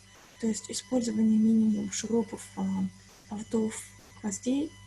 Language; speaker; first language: Russian; native; Russian